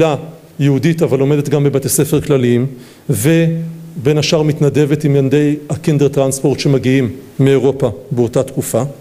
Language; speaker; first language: Hebrew; native; Hebrew